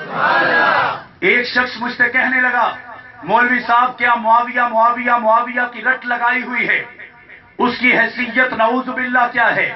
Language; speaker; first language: Urdu; non-native, local second language; Punjabi